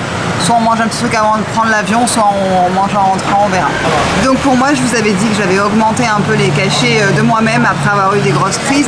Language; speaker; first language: French; native; French